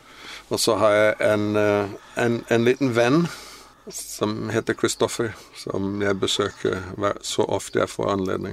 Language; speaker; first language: Norwegian; non-native, fluent; English